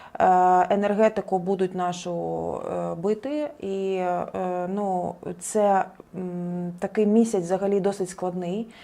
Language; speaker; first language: Ukrainian; native; Ukrainian